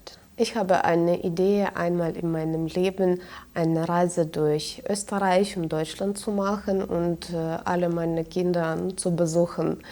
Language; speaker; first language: German; non-native, fluent; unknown